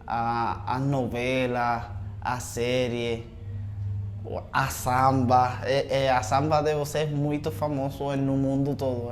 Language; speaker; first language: Portuguese; non-native, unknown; Spanish